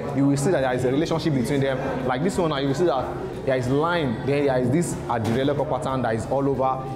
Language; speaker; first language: English; non-native, local second language; Yoruba